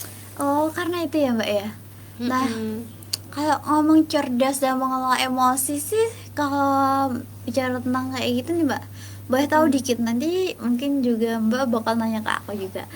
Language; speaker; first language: Indonesian; native; Indonesian